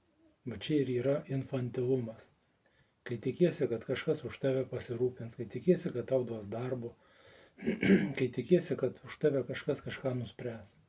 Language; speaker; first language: Lithuanian; native; Lithuanian